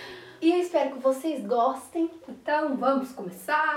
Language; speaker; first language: Portuguese; native; Portuguese